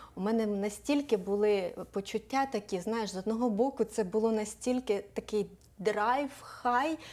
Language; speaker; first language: Ukrainian; native; Ukrainian